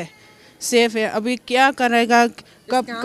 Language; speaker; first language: Hindi; non-native, local second language; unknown